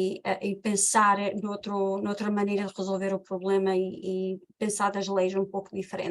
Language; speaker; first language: Portuguese; early bilingual, heritage; Portuguese